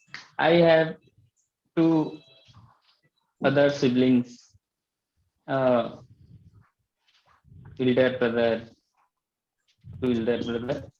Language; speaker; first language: English; non-native, learner; Hindi